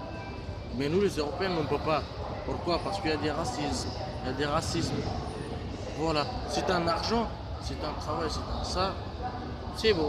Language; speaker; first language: French; non-native, fluent; Bulgarian